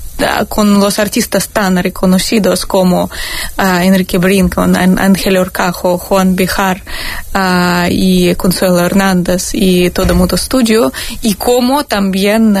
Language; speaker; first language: Spanish; non-native, fluent; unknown